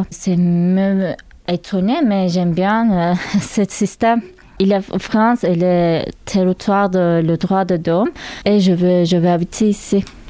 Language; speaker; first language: French; non-native, learner; Turkish